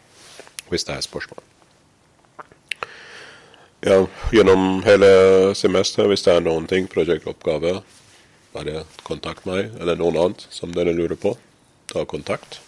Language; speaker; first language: Norwegian; non-native, fluent; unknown